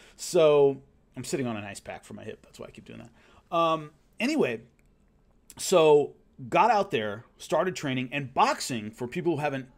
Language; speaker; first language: English; native; English